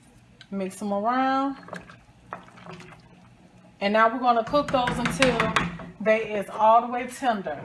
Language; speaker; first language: English; native; English